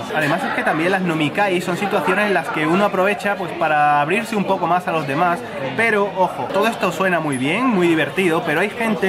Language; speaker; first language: Spanish; native; Spanish